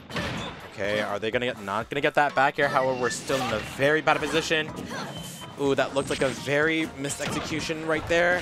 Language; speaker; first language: English; native; English